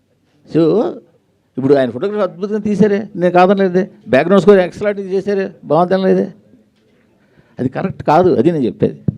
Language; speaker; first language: Telugu; native; Telugu